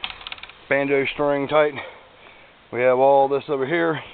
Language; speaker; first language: English; native; English